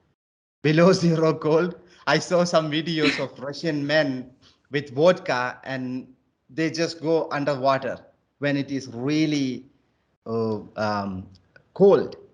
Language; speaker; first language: English; non-native, local second language; Malayalam